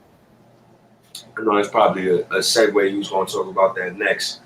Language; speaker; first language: English; native; English